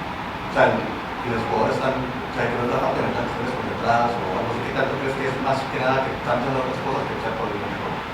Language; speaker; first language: Spanish; native; Spanish